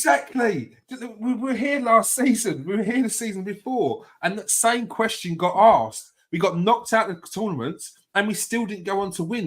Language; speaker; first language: English; native; English